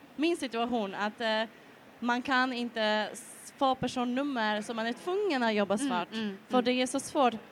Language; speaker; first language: Swedish; non-native, fluent; Polish